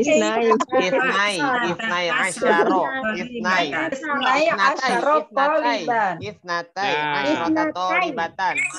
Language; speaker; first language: Arabic; non-native, learner; Indonesian